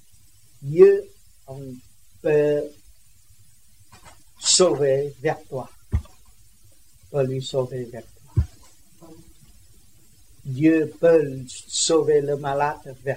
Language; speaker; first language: French; non-native, learner; Vietnamese